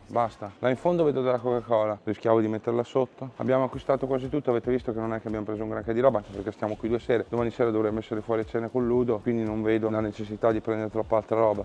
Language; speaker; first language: Italian; native; Italian